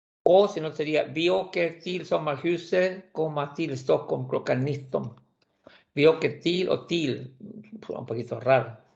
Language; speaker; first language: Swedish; non-native, fluent; Spanish